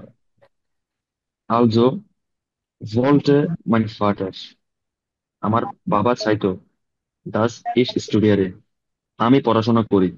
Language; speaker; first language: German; non-native, learner; Bangla